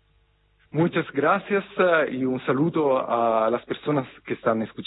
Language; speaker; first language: Spanish; non-native, fluent; Italian